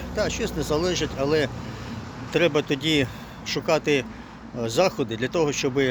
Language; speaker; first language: Ukrainian; native; Ukrainian